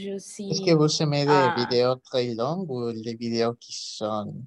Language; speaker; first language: French; non-native, learner; Spanish